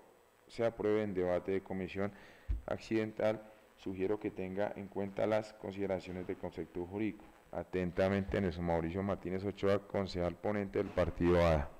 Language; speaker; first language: Spanish; native; Spanish